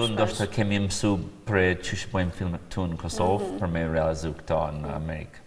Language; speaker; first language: Albanian; non-native, fluent; English